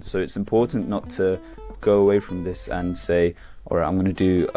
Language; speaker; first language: English; native; English